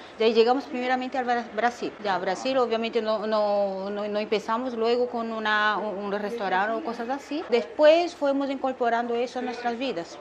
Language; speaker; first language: Spanish; non-native, fluent; Korean